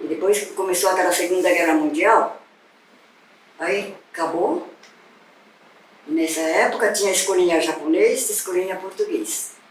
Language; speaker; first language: Portuguese; non-native, local second language; Japanese